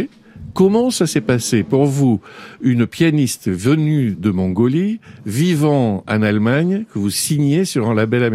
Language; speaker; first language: French; native; French